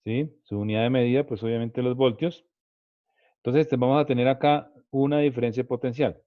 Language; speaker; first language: Spanish; native; Spanish